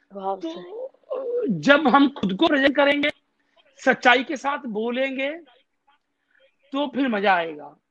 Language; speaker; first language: Hindi; native; Hindi